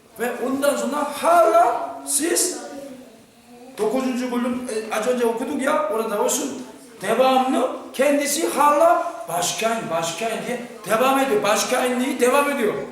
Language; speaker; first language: Turkish; non-native, fluent; Korean